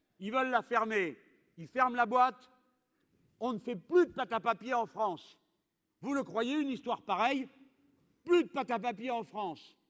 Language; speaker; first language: French; native; French